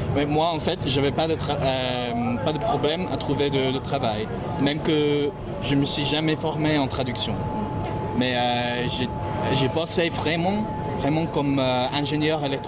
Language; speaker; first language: French; non-native, fluent; English